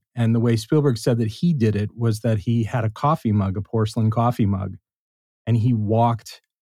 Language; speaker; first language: English; native; English